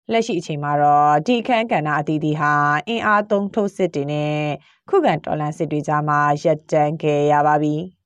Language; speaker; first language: Burmese; native; Burmese